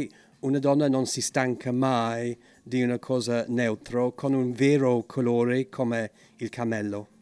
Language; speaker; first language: Italian; non-native, fluent; English